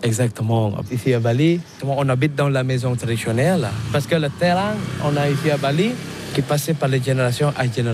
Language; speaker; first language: French; non-native, learner; Balinese